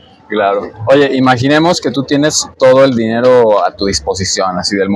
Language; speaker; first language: Spanish; native; Spanish